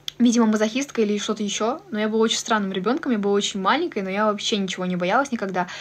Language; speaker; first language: Russian; native; Russian